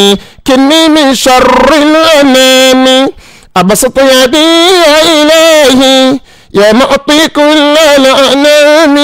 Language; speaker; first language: Arabic; non-native, learner; Yoruba